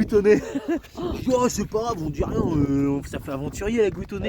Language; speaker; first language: French; native; French